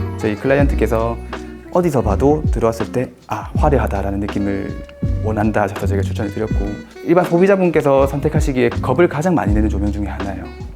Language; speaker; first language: Korean; native; Korean